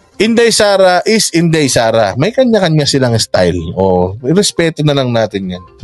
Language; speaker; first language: Filipino; non-native, local second language; Iloko